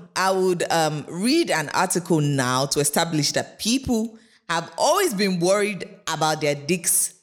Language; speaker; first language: English; non-native, local second language; Yoruba